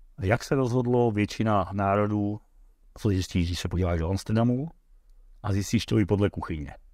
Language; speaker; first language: Czech; early bilingual, heritage; Dutch